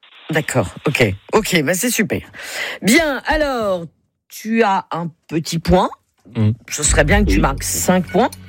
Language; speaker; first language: French; native; French